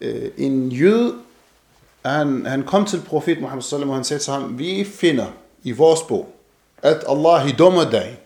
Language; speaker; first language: Danish; non-native, fluent; Arabic